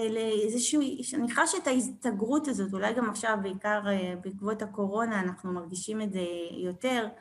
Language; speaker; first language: Hebrew; early bilingual, other home language; French